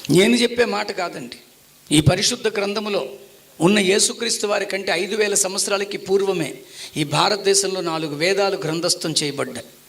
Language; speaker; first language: Telugu; non-native, local second language; Tamil